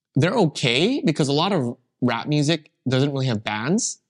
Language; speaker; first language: English; native; English